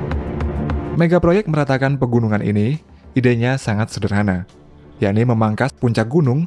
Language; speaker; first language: Indonesian; native; Indonesian